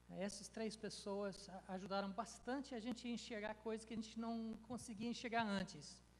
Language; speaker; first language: Portuguese; non-native, fluent; English